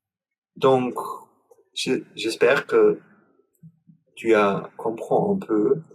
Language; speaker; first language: French; non-native, learner; German